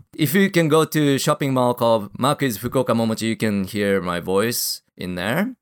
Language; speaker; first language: English; non-native, fluent; Japanese